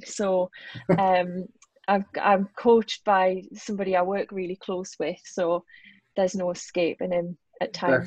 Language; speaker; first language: English; native; English